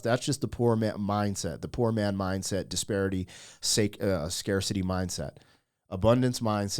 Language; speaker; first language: English; native; English